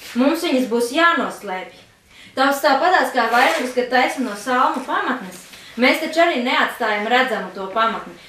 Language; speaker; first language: Latvian; native; Latvian